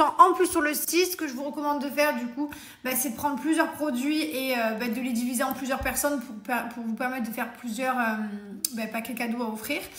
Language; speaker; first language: French; native; French